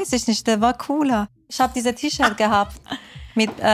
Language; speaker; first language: German; non-native, learner; Persian